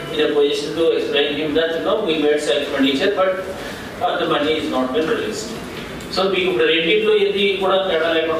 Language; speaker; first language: English; non-native, local second language; Telugu